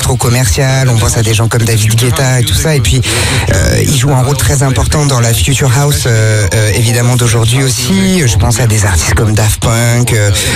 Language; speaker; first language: French; non-native, fluent; Dutch